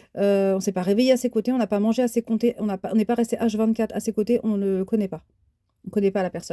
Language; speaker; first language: French; native; French